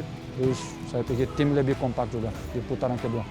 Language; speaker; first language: Indonesian; non-native, fluent; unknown